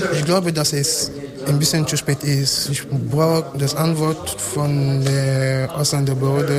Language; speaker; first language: German; non-native, learner; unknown